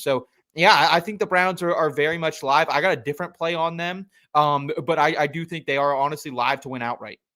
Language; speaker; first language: English; native; English